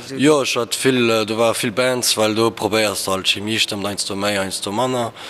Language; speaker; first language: Luxembourgish; early bilingual, other home language; Portuguese